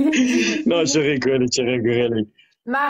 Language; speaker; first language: French; non-native, learner; Arabic